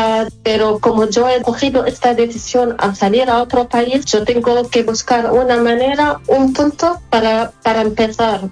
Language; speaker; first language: Spanish; non-native, fluent; Arabic